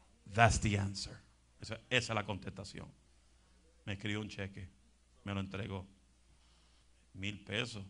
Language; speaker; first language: Spanish; native; Spanish